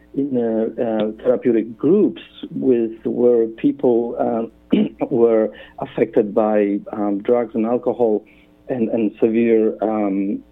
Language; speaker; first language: English; non-native, fluent; Polish